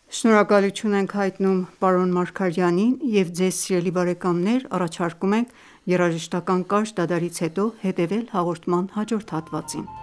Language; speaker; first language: Armenian; native; Armenian